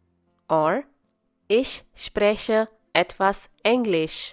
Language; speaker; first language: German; non-native, fluent; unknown